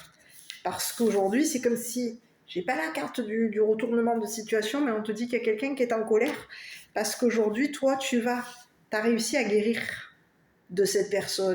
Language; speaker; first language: French; native; French